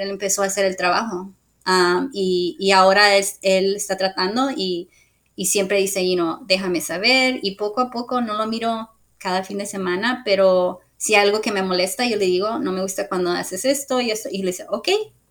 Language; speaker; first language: Spanish; early bilingual, heritage; Spanish